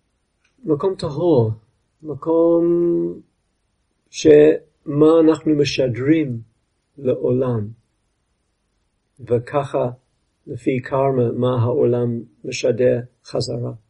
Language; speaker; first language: Hebrew; non-native, fluent; English